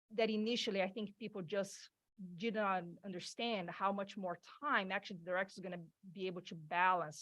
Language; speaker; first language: English; non-native, fluent; Portuguese